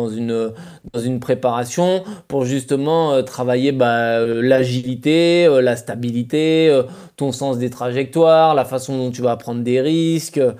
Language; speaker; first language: French; native; French